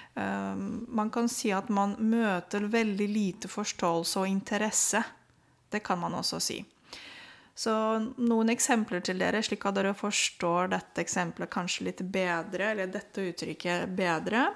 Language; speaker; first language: Norwegian; non-native, fluent; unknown